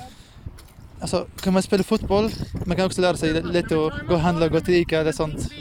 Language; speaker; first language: Swedish; non-native, fluent; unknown